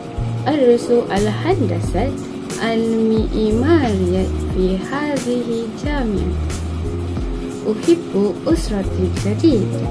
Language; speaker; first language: Arabic; non-native, learner; Malay